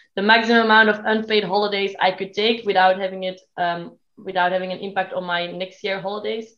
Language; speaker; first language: English; non-native, fluent; Dutch